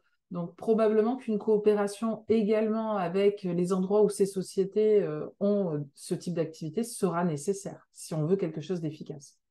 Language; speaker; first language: French; native; French